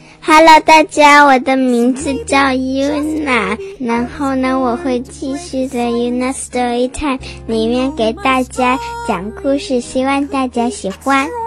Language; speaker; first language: Chinese; early bilingual, heritage; Chinese